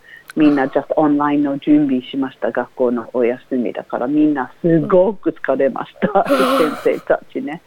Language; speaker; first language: Japanese; non-native, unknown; English